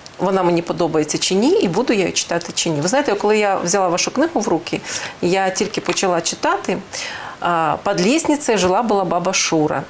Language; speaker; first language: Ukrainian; non-native, local second language; Russian